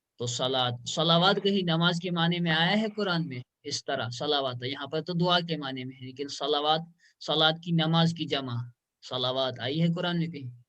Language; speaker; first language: Urdu; non-native, local second language; Kashmiri